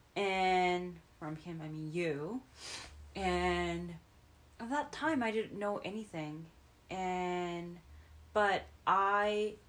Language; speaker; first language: English; non-native, fluent; Japanese